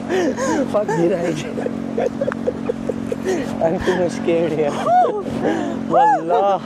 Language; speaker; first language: English; non-native, learner; Urdu